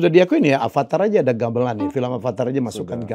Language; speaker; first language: Indonesian; native; Indonesian